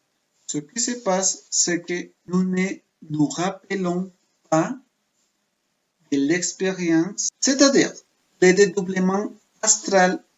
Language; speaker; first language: French; non-native, fluent; Spanish